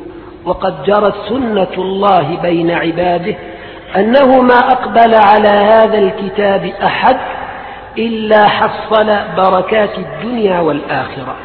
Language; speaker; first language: Arabic; native; Arabic